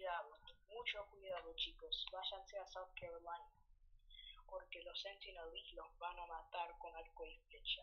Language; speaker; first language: Spanish; early bilingual, heritage; Spanish